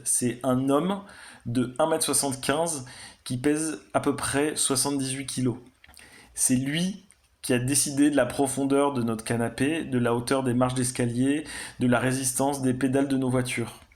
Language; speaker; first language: French; native; French